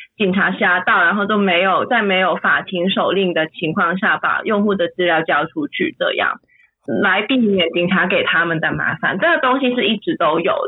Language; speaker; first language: Chinese; non-native, fluent; Cantonese